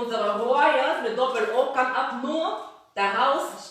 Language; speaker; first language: German; non-native, fluent; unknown